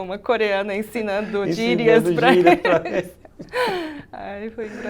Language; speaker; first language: Portuguese; non-native, fluent; Korean